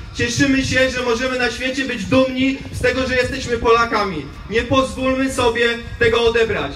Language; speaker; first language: Polish; early bilingual, heritage; Polish